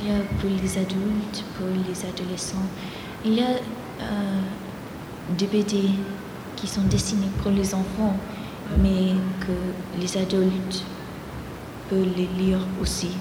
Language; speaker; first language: French; non-native, fluent; Greek